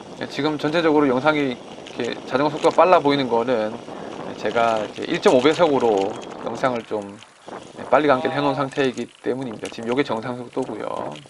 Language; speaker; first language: Korean; native; Korean